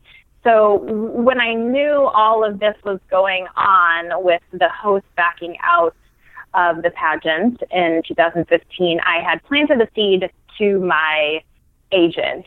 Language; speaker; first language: English; native; English